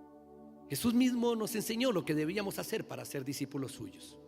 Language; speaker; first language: Spanish; native; Spanish